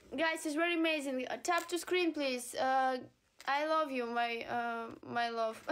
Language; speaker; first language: English; non-native, learner; Russian